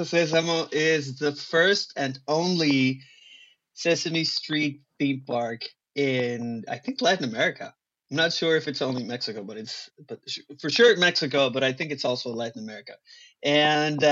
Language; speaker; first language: English; non-native, fluent; Spanish